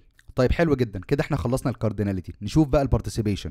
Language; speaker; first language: Arabic; native; Arabic